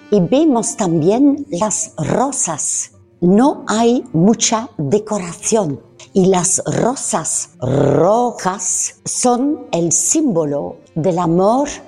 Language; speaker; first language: Spanish; non-native, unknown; Dutch